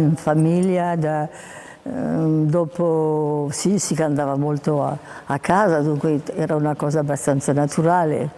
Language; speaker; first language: Italian; non-native, fluent; French